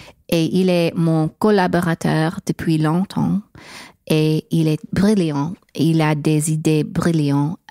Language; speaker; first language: French; non-native, learner; English